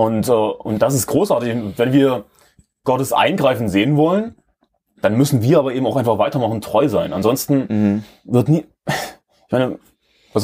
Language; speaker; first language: German; native; German